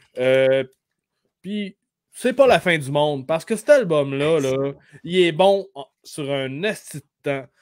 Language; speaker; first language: French; native; French